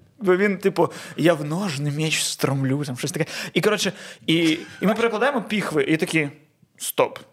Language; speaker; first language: Ukrainian; non-native, local second language; Russian